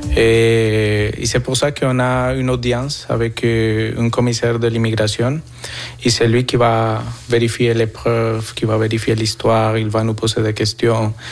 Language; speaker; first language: French; non-native, fluent; Spanish